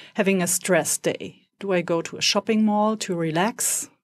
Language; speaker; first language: English; non-native, fluent; German